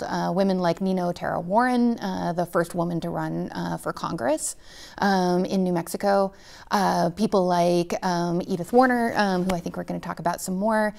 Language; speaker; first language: English; native; English